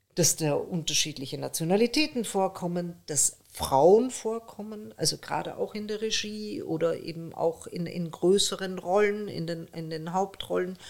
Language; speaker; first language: German; early bilingual, other home language; Persian